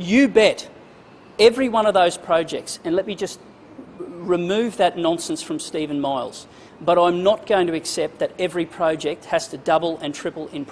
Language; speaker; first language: English; native; English